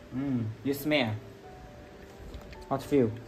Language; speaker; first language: English; non-native, learner; Chinese